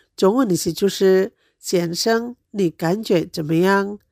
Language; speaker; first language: Chinese; non-native, fluent; Indonesian